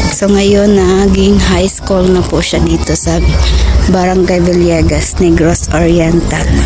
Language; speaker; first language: Filipino; non-native, local second language; Cebuano